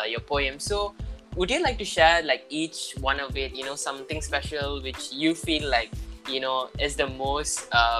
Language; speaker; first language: English; non-native, local second language; Tamil